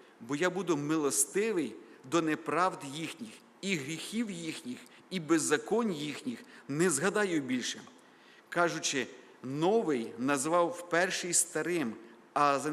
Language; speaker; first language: Ukrainian; native; Ukrainian